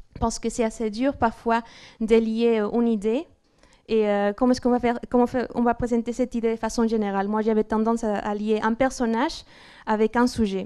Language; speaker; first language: French; non-native, fluent; Spanish